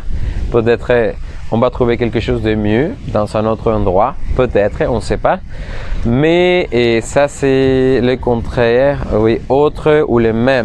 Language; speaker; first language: French; non-native, fluent; Spanish